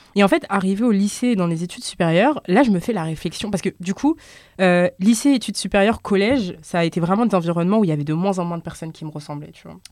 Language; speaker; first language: French; early bilingual, other home language; Lingala